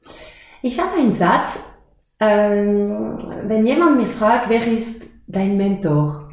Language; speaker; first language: German; non-native, fluent; French